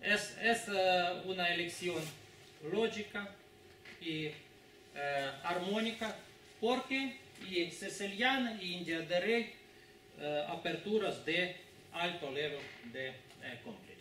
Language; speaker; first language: Spanish; non-native, fluent; Russian